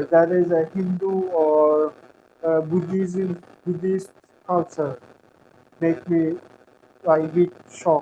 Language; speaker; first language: English; non-native, fluent; Turkmen